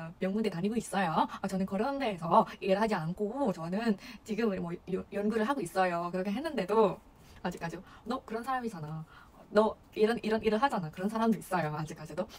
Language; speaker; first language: Korean; non-native, fluent; Indonesian